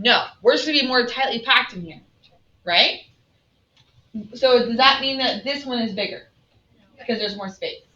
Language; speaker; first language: English; native; English